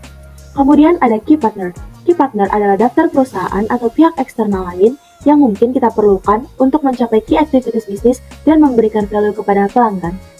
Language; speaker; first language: Indonesian; native; Indonesian